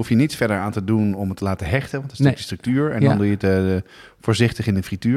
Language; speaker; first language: Dutch; native; Dutch